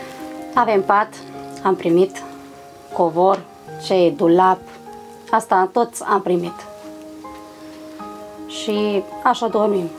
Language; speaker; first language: Romanian; non-native, local second language; Hungarian